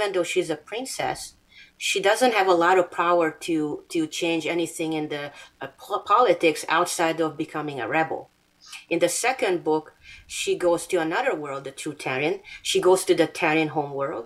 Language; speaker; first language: English; non-native, fluent; Hungarian